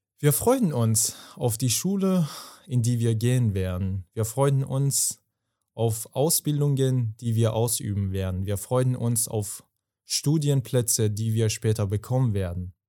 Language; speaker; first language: German; non-native, fluent; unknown